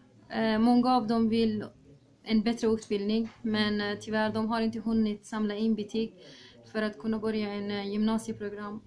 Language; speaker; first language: Swedish; early bilingual, other home language; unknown